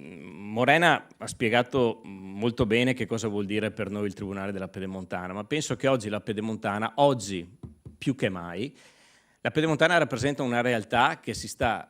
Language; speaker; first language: Italian; native; Italian